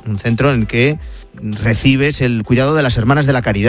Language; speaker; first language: Spanish; native; Spanish